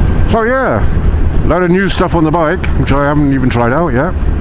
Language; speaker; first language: English; native; English